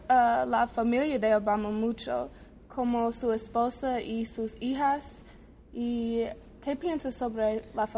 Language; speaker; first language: Spanish; non-native, learner; English